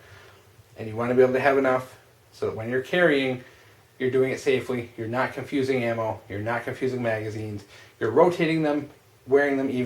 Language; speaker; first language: English; native; English